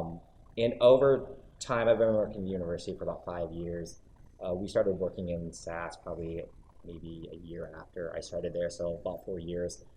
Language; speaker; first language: English; native; English